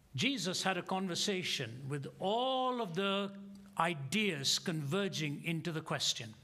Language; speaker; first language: English; non-native, local second language; Hindi